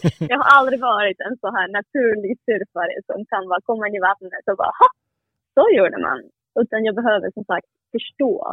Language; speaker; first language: Swedish; non-native, fluent; Spanish